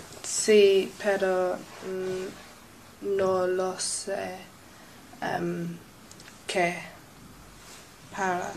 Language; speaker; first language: Spanish; non-native, learner; English